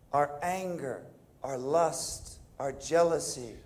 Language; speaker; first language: English; native; English